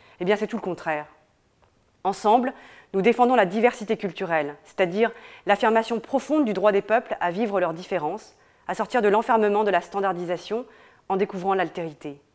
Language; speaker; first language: French; native; French